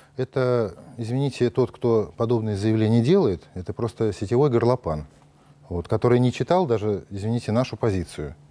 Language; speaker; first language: Russian; native; Russian